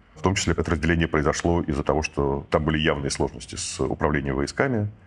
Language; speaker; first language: Russian; native; Russian